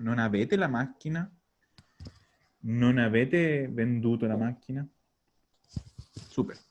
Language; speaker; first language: Italian; non-native, fluent; Spanish